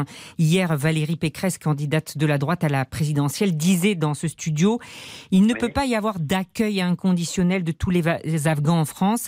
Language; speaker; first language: French; native; French